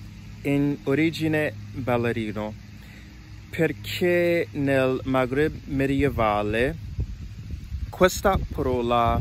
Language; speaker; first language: Italian; non-native, learner; English